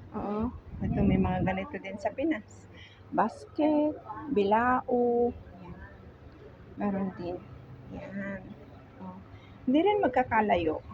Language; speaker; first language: Filipino; non-native, local second language; Iloko